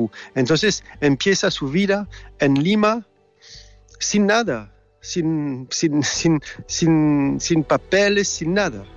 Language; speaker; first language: Spanish; non-native, fluent; French